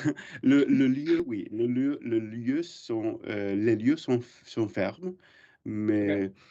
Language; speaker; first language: French; non-native, learner; English